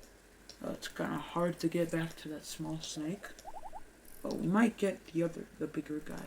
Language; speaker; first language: English; native; English